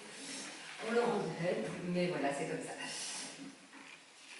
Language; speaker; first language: French; native; French